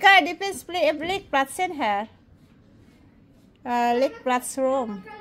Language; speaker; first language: Swedish; non-native, learner; Filipino